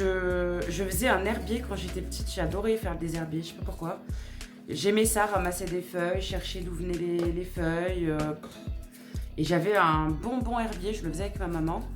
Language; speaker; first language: French; native; French